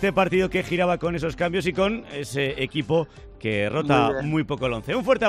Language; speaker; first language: Spanish; native; Spanish